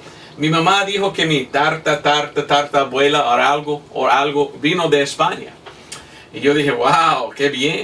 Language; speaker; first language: Spanish; non-native, fluent; English